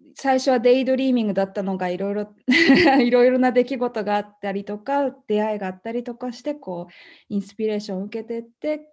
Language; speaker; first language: Japanese; native; Japanese